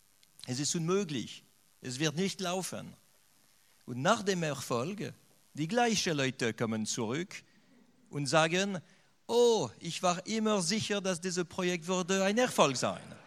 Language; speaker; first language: German; non-native, fluent; French